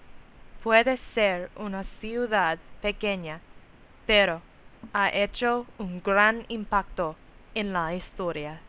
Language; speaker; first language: Spanish; non-native, learner; English